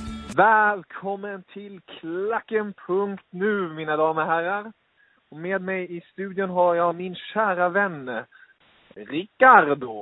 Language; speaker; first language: Swedish; native; Swedish